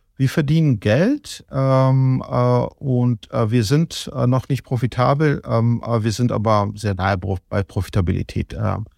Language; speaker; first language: German; non-native, fluent; Georgian